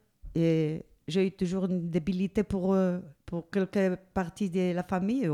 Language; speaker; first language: French; non-native, fluent; Spanish